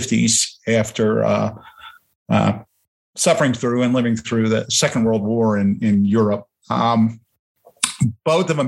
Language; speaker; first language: English; early bilingual, other home language; German